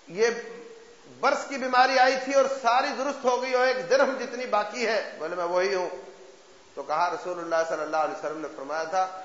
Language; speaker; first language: Urdu; native; Urdu